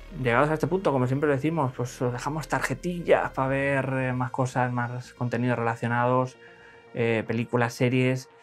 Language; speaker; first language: Spanish; native; Spanish